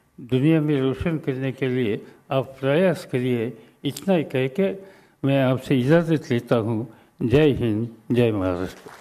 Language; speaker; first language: Hindi; non-native, local second language; Marathi